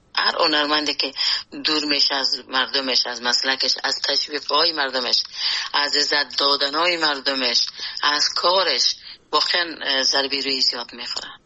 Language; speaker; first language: Persian; native; Persian